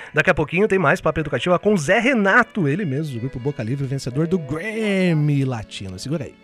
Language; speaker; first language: Portuguese; native; Portuguese